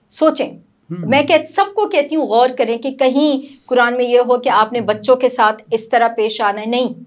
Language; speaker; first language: Urdu; native; Urdu